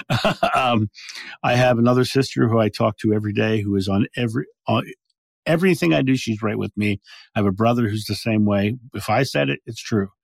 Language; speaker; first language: English; native; English